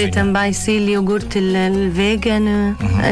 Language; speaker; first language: Portuguese; non-native, learner; Arabic